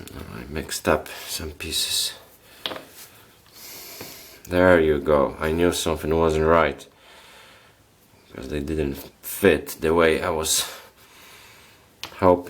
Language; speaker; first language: English; non-native, fluent; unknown